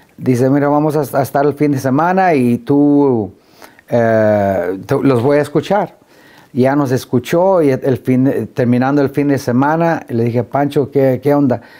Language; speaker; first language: Spanish; early bilingual, heritage; Spanish